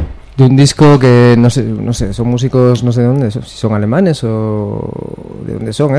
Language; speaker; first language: Spanish; native; Spanish